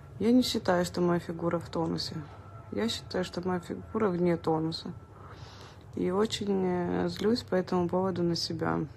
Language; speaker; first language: Russian; native; Russian